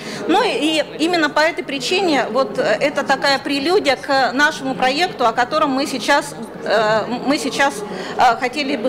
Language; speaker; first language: Russian; native; Russian